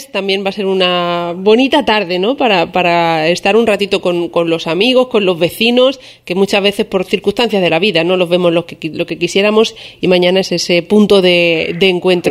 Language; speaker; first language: Spanish; native; Spanish